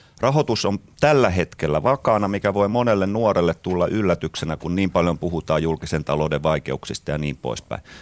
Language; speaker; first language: Finnish; native; Finnish